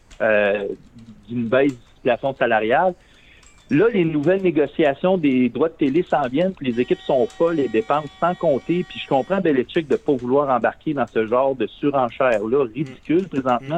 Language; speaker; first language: French; native; French